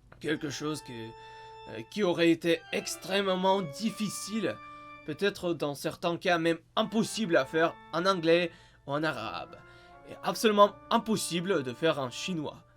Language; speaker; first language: French; non-native, fluent; Russian